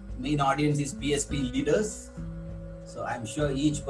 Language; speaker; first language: English; non-native, local second language; Malayalam